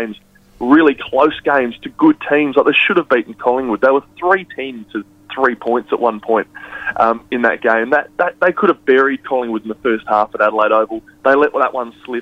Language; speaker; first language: English; native; English